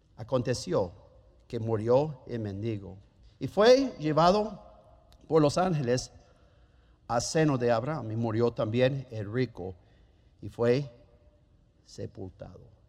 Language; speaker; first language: Spanish; non-native, fluent; German